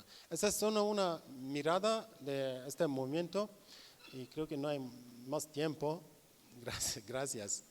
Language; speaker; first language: Spanish; non-native, learner; Kurdish